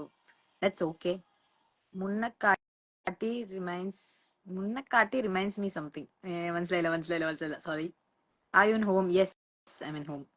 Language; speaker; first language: Malayalam; early bilingual, heritage; Malayalam